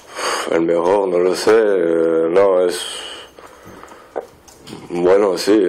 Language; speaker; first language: Spanish; non-native, fluent; French